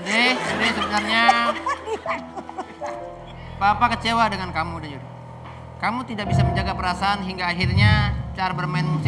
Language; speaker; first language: Indonesian; native; Indonesian